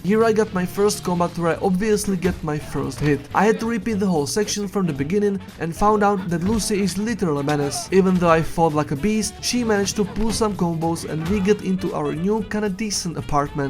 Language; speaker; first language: English; non-native, fluent; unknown